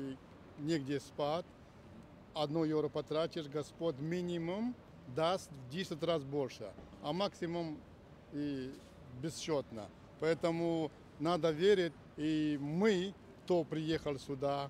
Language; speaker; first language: Russian; non-native, fluent; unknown